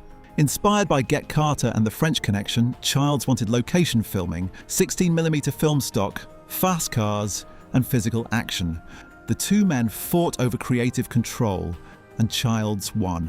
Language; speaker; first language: English; native; English